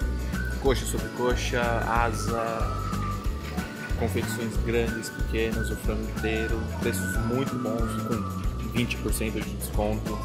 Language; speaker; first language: Portuguese; native; Portuguese